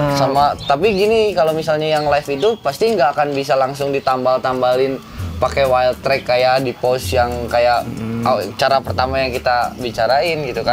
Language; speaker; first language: Indonesian; native; Indonesian